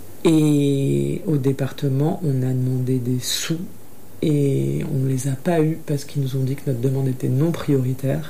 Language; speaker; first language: French; native; French